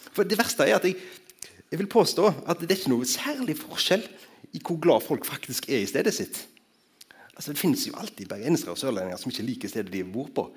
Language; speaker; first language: Norwegian; native; Norwegian